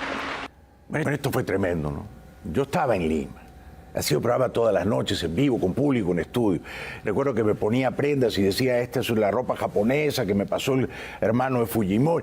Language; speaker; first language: Spanish; native; Spanish